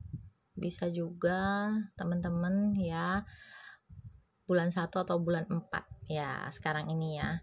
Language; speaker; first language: Indonesian; native; Indonesian